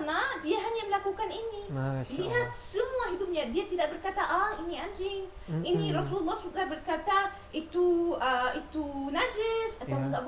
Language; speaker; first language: Indonesian; non-native, learner; Arabic